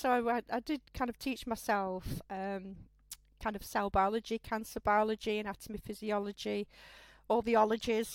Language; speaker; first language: English; native; English